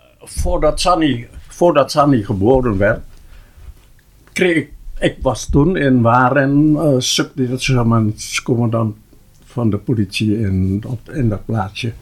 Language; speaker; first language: Dutch; non-native, local second language; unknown